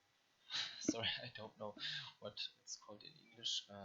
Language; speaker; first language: English; non-native, learner; German